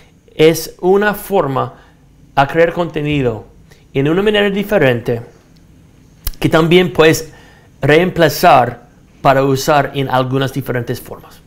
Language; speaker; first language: Spanish; non-native, fluent; English